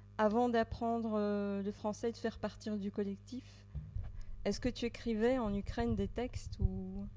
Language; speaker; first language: French; native; French